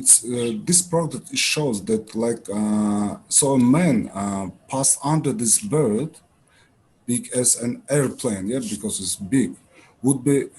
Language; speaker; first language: English; non-native, learner; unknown